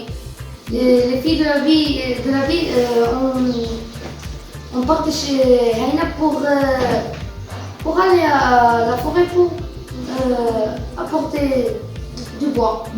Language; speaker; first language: French; non-native, learner; Arabic